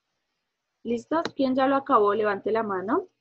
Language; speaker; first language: Spanish; native; Spanish